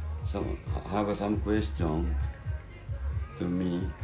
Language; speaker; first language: English; non-native, learner; Japanese